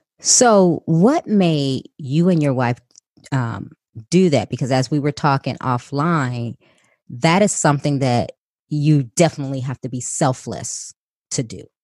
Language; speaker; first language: English; native; English